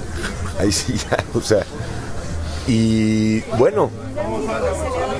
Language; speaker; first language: Spanish; native; Spanish